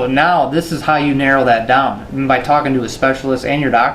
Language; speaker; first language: English; native; English